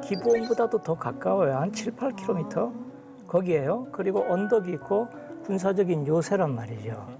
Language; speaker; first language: Korean; native; Korean